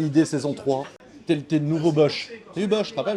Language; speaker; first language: French; native; French